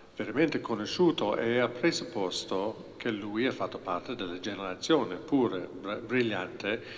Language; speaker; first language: Italian; non-native, fluent; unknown